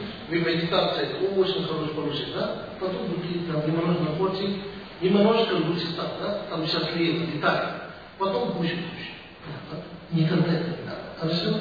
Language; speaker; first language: Russian; non-native, learner; Tibetan